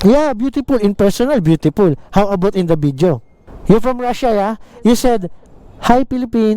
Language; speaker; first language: English; non-native, learner; Filipino